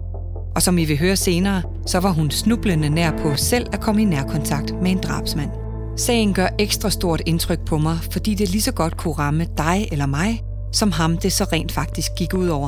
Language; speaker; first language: Danish; native; Danish